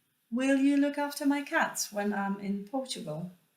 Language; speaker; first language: English; non-native, fluent; Polish